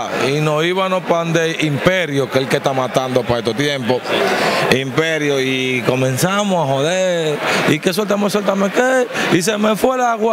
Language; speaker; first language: Spanish; native; Spanish